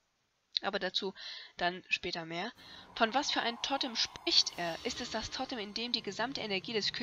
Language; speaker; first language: German; native; German